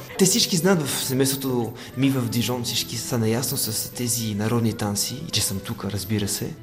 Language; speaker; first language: Bulgarian; non-native, fluent; French